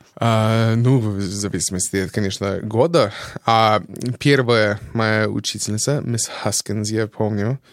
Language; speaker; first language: Russian; non-native, fluent; English